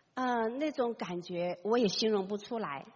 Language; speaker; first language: Chinese; native; Chinese